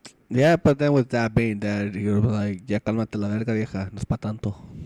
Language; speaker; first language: English; early bilingual, other home language; Spanish